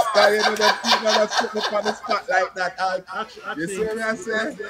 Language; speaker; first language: English; non-native, local second language; Jamaican Creole English